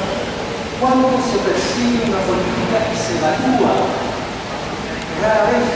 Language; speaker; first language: Spanish; native; Spanish